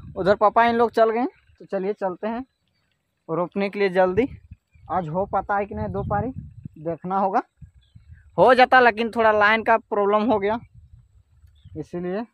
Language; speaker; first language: Hindi; native; Hindi